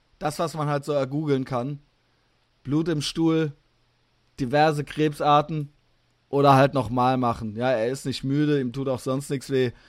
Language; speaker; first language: German; native; German